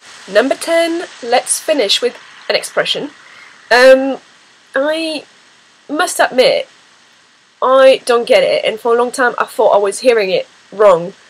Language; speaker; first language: English; non-native, fluent; French